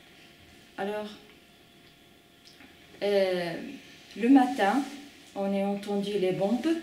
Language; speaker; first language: French; non-native, fluent; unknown